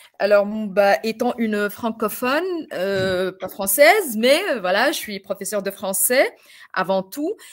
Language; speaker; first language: French; non-native, fluent; Arabic